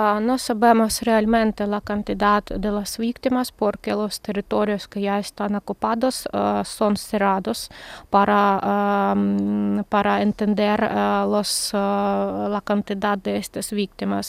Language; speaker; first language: Spanish; non-native, learner; Ukrainian